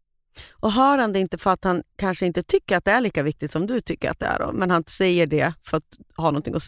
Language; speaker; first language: Swedish; native; Swedish